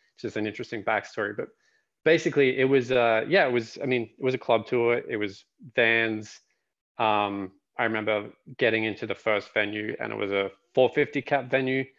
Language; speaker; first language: English; native; English